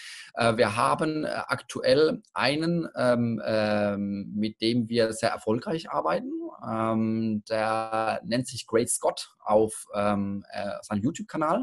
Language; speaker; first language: German; native; German